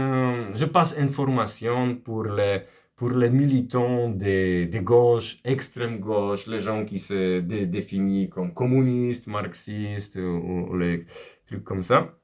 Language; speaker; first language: French; non-native, fluent; Polish